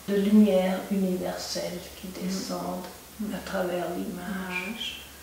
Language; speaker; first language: French; non-native, local second language; German